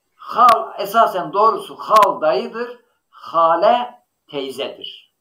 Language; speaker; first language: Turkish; non-native, local second language; Zaza